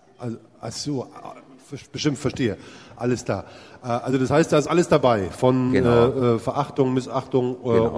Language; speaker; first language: German; native; German